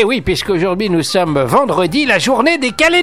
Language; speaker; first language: French; native; French